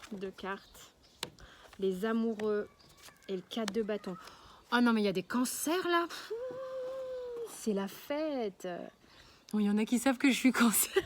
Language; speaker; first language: French; native; French